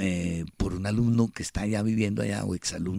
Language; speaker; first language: Spanish; native; Spanish